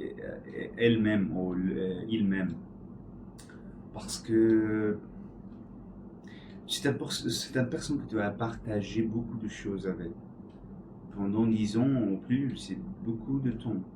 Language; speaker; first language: French; non-native, learner; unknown